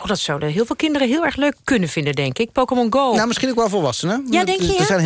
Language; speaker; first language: Dutch; native; Dutch